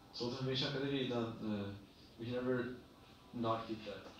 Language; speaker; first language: Punjabi; early bilingual, heritage; Punjabi